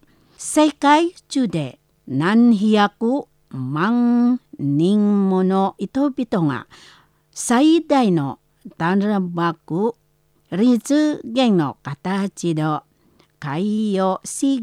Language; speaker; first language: Japanese; non-native, fluent; Indonesian